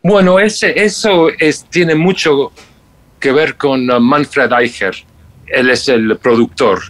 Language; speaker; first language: Spanish; non-native, fluent; English